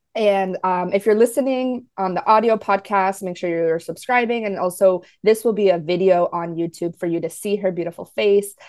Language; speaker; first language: English; early bilingual, other home language; Spanish